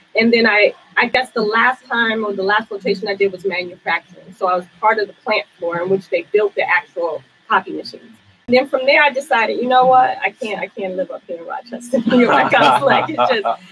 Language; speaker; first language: English; native; English